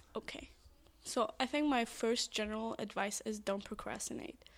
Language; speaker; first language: English; non-native, fluent; Persian